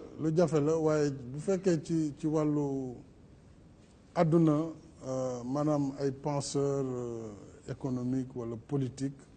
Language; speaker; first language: Wolof; non-native, local second language; Fula